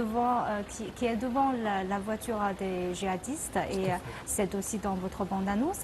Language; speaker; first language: French; non-native, fluent; Chinese